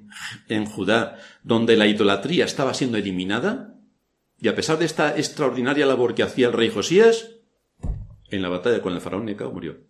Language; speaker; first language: Spanish; native; Spanish